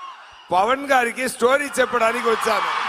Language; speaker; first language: Telugu; non-native, learner; Tamil